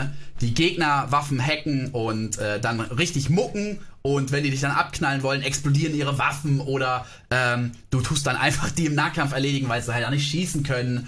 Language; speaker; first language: German; native; German